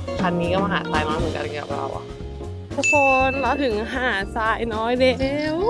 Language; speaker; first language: Thai; native; Thai